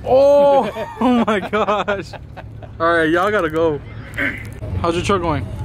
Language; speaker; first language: English; early bilingual, other home language; Spanish